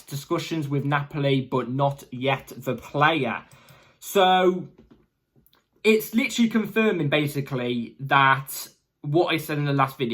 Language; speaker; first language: English; native; English